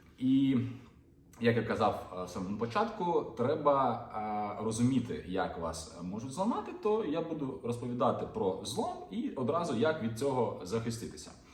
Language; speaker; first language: Ukrainian; non-native, local second language; Russian